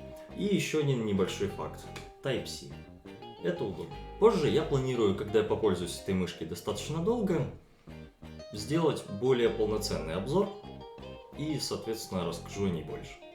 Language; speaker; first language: Russian; non-native, local second language; Ukrainian